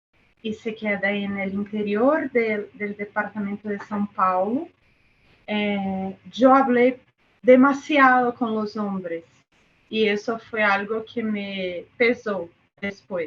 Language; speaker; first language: Spanish; non-native, fluent; Portuguese